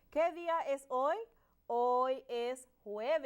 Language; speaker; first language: Spanish; non-native, learner; English